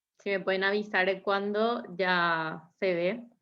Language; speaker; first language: Spanish; native; Spanish